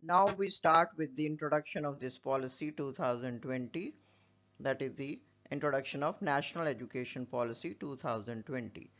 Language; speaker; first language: English; non-native, local second language; Punjabi